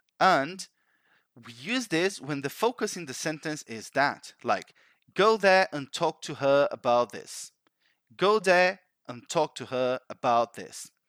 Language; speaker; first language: English; non-native, fluent; Portuguese